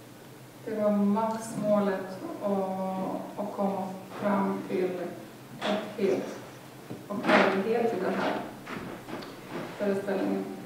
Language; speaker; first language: Swedish; non-native, fluent; Lithuanian